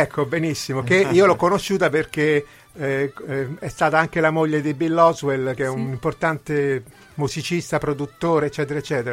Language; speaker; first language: Italian; native; Italian